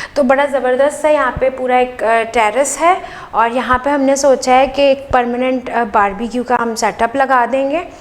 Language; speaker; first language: Urdu; native; Urdu